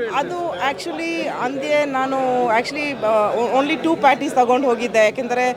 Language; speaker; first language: Kannada; non-native, fluent; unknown